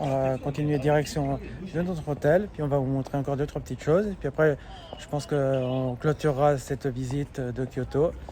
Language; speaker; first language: French; native; French